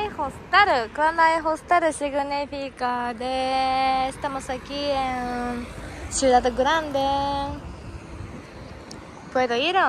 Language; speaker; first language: Spanish; non-native, fluent; Japanese